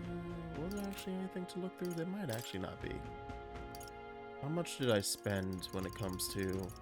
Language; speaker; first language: English; native; English